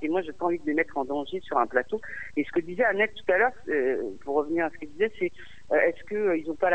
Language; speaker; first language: French; native; French